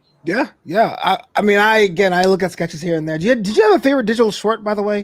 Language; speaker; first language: English; native; English